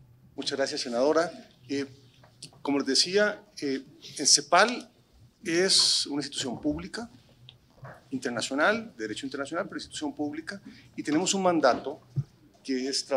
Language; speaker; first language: Spanish; native; Spanish